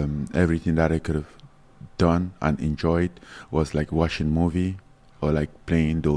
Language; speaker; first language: English; non-native, local second language; French